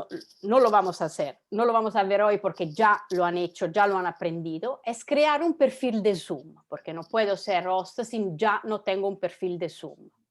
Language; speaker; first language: Spanish; non-native, fluent; Italian